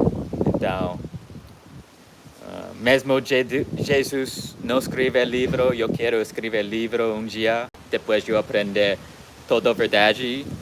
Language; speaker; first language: Portuguese; non-native, learner; English